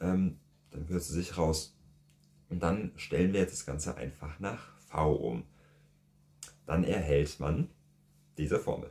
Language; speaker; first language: German; native; German